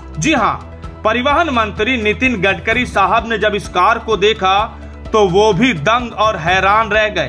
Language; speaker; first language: Hindi; native; Hindi